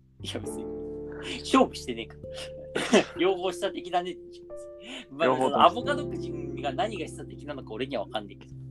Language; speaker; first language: Japanese; native; Japanese